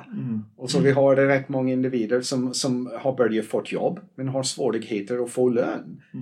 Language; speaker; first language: Swedish; non-native, fluent; English